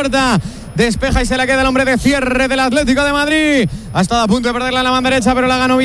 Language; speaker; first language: Spanish; native; Spanish